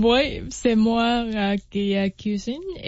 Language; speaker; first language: French; non-native, learner; Vietnamese